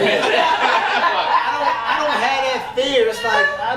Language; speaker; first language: English; native; English